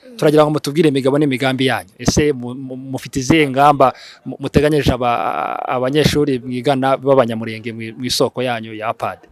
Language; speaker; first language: Kinyarwanda; native; Kinyarwanda